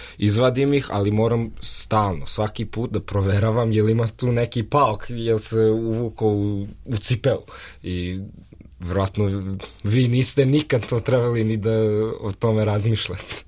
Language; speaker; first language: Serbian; early bilingual, heritage; Serbian